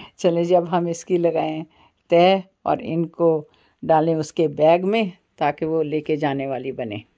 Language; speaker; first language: Urdu; native; Urdu